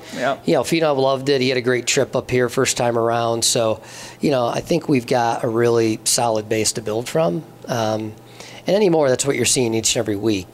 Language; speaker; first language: English; native; English